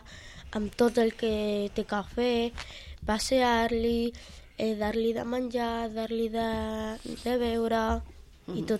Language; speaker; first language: Catalan; non-native, local second language; Spanish